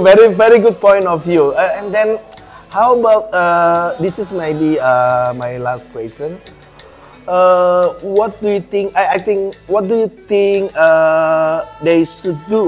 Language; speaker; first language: English; non-native, fluent; Indonesian